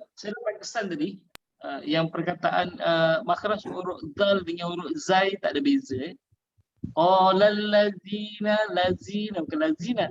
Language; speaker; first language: Malay; native; Malay